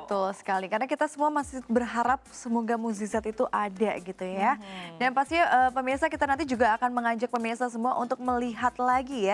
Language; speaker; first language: Indonesian; native; Indonesian